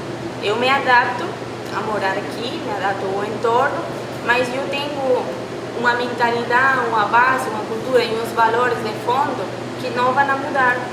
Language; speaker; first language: Portuguese; non-native, fluent; Spanish